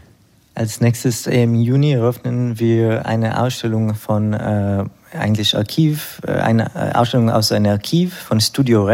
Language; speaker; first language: German; non-native, fluent; Hebrew